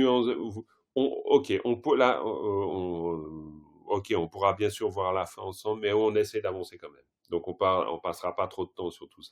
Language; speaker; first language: French; native; French